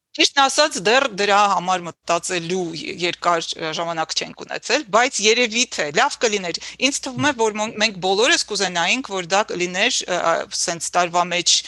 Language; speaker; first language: Armenian; native; Armenian